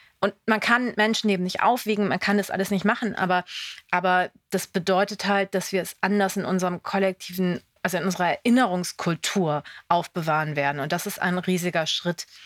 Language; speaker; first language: German; native; German